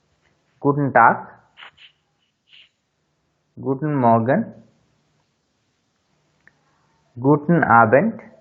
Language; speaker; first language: German; non-native, fluent; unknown